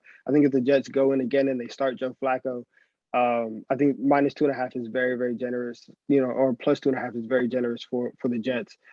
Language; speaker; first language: English; native; English